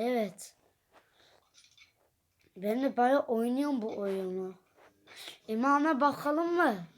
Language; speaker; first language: Turkish; early bilingual, heritage; Dutch